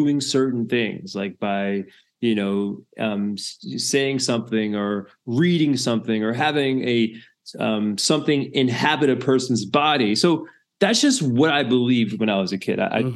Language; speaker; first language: English; native; English